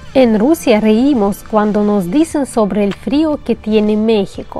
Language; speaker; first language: Spanish; non-native, fluent; Russian